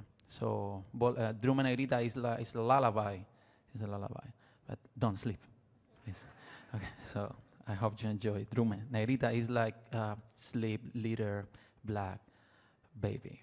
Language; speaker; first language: English; non-native, learner; Spanish